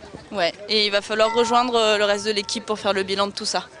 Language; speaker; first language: French; native; French